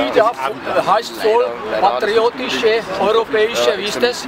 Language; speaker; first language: German; non-native, fluent; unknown